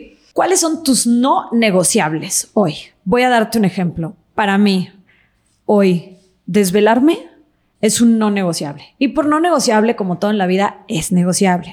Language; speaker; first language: Spanish; native; Spanish